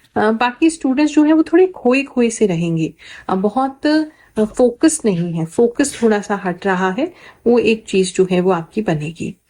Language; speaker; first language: Hindi; native; Hindi